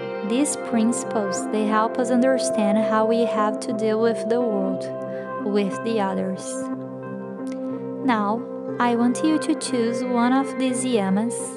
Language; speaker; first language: English; non-native, fluent; Portuguese